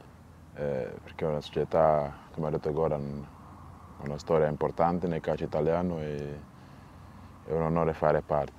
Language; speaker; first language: Italian; non-native, fluent; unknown